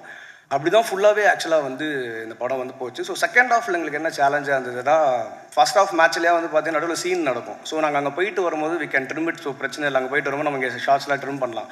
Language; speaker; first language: Tamil; native; Tamil